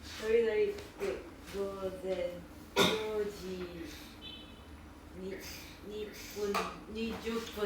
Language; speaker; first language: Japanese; non-native, learner; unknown